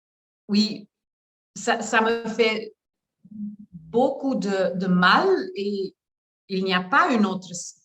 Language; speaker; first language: French; non-native, learner; Dutch